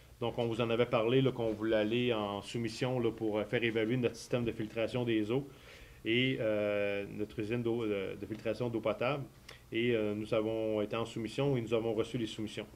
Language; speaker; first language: French; native; French